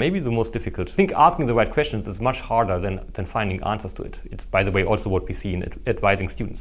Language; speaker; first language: English; non-native, fluent; German